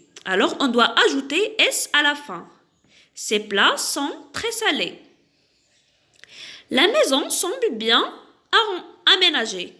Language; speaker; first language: French; non-native, local second language; Arabic